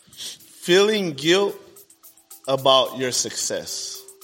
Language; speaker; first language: English; early bilingual, other home language; Spanish